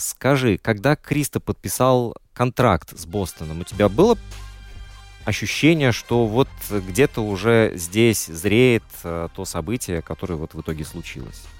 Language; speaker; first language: Russian; native; Russian